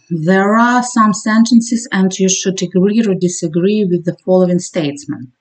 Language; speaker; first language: English; non-native, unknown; Ukrainian